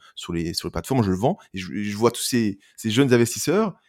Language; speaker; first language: French; native; French